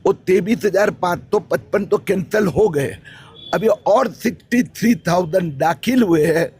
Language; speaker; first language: Hindi; non-native, local second language; Marathi